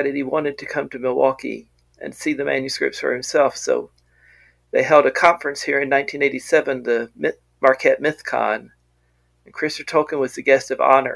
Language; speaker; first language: English; native; English